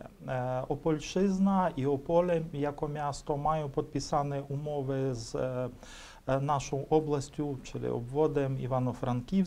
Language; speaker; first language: Polish; non-native, fluent; Ukrainian